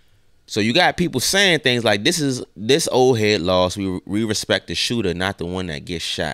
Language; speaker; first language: English; native; English